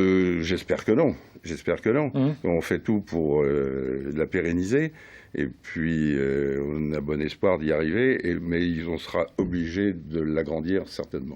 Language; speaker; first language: French; native; French